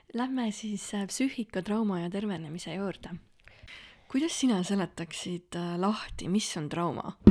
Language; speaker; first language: Estonian; native; Estonian